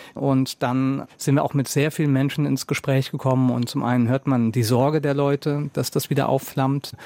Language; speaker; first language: German; native; German